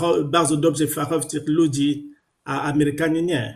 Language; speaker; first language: Polish; non-native, fluent; Lingala